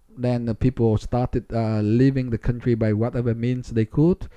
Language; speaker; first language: English; non-native, fluent; Vietnamese